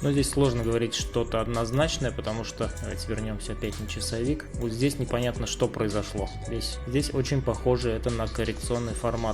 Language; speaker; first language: Russian; native; Russian